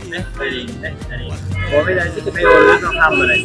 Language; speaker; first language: Persian; native; Persian